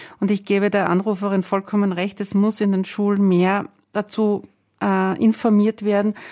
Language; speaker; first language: German; native; German